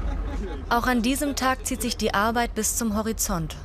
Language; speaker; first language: German; native; German